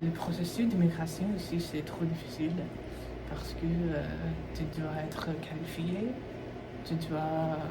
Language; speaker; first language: French; non-native, fluent; Tamil